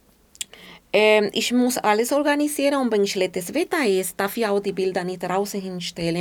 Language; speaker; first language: German; non-native, fluent; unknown